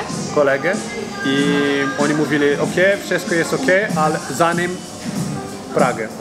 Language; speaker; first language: Polish; non-native, learner; Portuguese